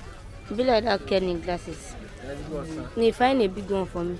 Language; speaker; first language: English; non-native, local second language; Yoruba